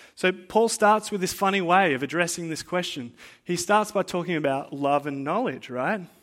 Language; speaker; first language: English; native; English